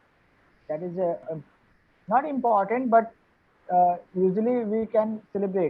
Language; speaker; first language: English; non-native, learner; Hindi